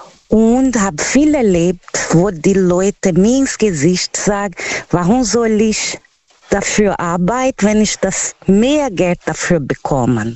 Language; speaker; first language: German; non-native, learner; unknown